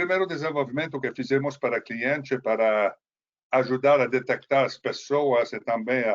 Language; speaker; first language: Portuguese; non-native, fluent; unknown